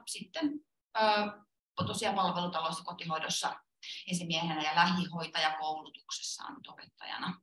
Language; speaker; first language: Finnish; native; Finnish